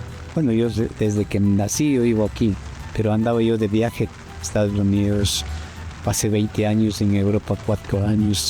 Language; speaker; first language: Spanish; non-native, local second language; Quechua